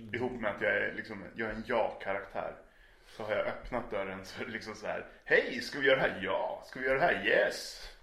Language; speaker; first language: Swedish; native; Swedish